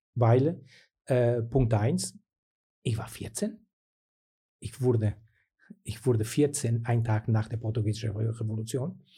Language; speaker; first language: German; non-native, fluent; Portuguese